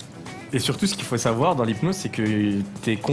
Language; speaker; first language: French; native; French